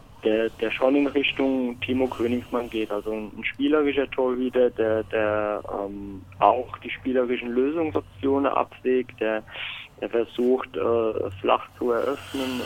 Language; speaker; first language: German; native; German